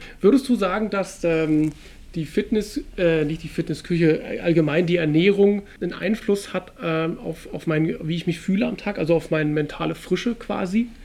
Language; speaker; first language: German; native; German